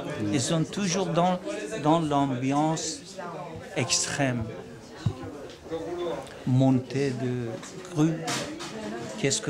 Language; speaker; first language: French; non-native, learner; Persian